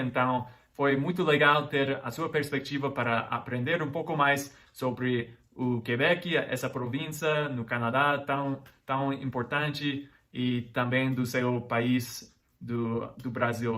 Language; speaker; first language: Portuguese; non-native, fluent; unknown